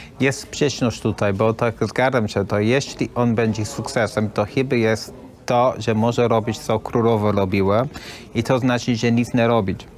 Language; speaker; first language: Polish; non-native, learner; English